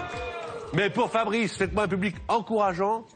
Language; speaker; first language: French; native; French